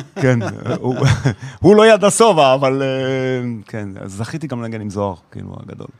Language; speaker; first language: Hebrew; native; Hebrew